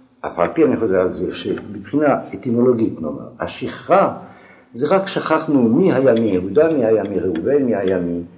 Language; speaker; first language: Hebrew; non-native, fluent; French